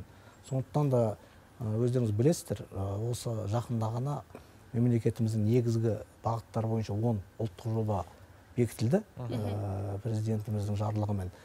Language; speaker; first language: Kazakh; native; Kazakh